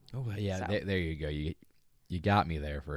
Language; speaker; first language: English; native; English